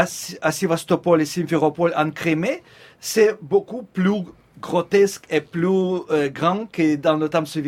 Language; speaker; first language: French; non-native, fluent; Russian